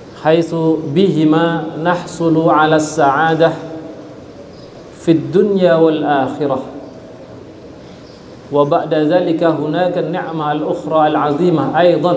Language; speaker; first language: Arabic; non-native, fluent; Indonesian